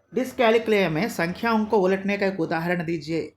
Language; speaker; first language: Hindi; non-native, local second language; Telugu